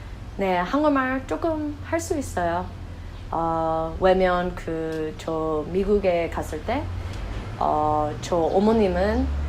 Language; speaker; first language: Korean; early bilingual, heritage; English